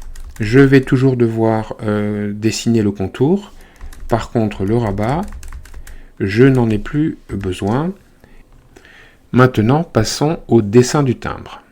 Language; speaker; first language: French; native; French